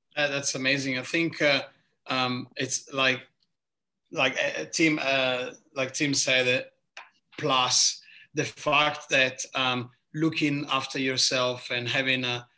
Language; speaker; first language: English; non-native, fluent; Italian